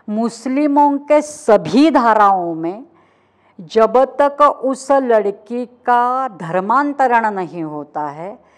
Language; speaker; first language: Hindi; non-native, local second language; Marathi